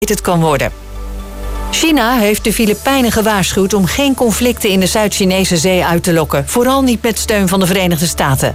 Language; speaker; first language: Dutch; native; Dutch